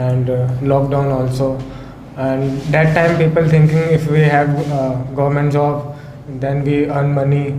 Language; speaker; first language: English; non-native, learner; Hindi